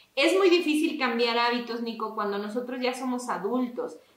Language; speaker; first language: Spanish; native; Spanish